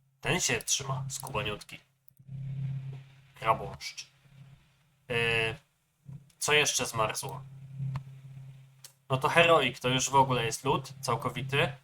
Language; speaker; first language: Polish; native; Polish